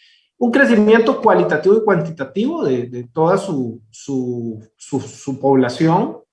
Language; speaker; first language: Spanish; native; Spanish